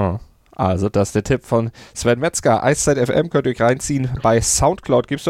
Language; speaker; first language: German; native; German